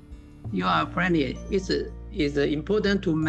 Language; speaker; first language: English; non-native, learner; Chinese